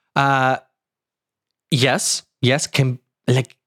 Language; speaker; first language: English; non-native, fluent; Italian